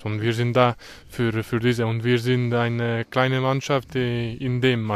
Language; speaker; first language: German; non-native, learner; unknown